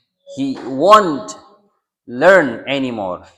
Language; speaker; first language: English; non-native, learner; Indonesian